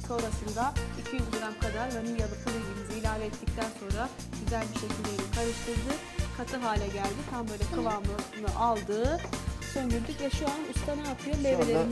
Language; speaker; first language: Turkish; native; Turkish